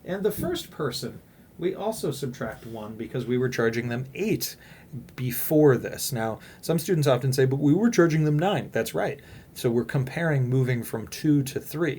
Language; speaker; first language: English; native; English